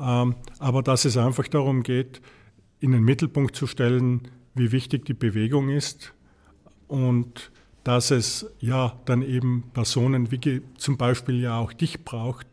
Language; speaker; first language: German; native; German